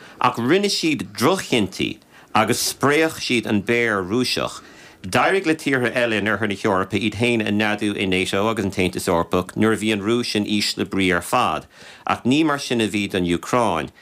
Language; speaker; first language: Irish; native; Irish